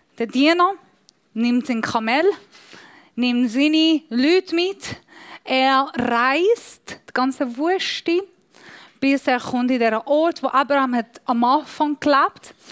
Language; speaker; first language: German; non-native, fluent; Persian